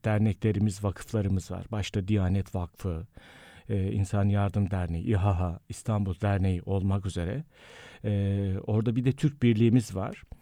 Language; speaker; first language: Turkish; native; Turkish